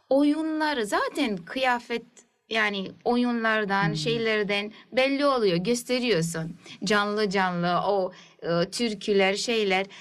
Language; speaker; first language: Turkish; early bilingual, heritage; Turkish